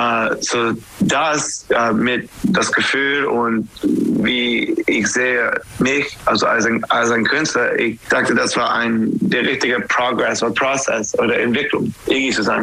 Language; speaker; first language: German; non-native, learner; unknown